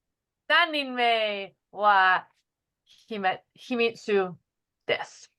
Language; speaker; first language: Japanese; non-native, learner; English